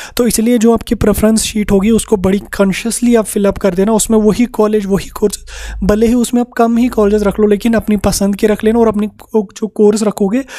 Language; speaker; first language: Hindi; non-native, local second language; Kashmiri